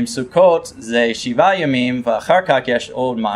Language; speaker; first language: Hebrew; non-native, fluent; English